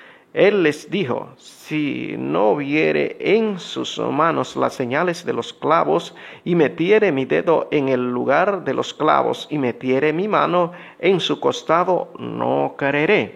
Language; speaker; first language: Spanish; native; Spanish